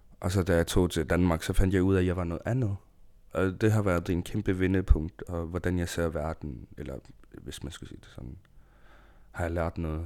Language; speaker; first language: Danish; non-native, local second language; Kalaallisut